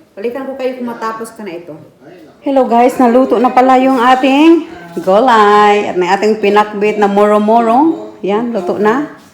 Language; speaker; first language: Filipino; non-native, local second language; Cebuano